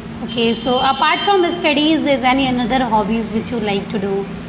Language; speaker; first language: English; non-native, learner; Hindi